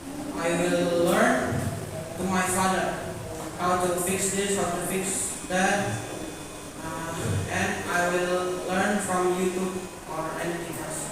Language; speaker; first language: English; non-native, learner; Indonesian